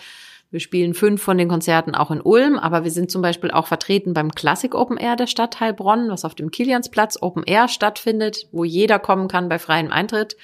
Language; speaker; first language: German; native; German